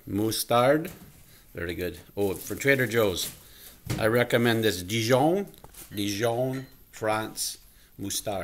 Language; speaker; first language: English; native; English